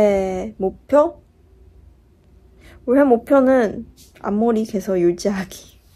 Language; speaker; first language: Korean; non-native, fluent; Chinese